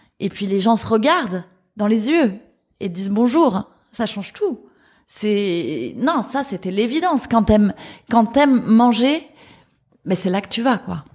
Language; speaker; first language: French; native; French